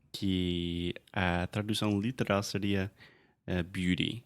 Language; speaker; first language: Portuguese; non-native, fluent; English